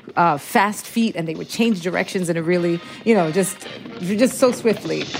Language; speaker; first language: English; early bilingual, other home language; Spanish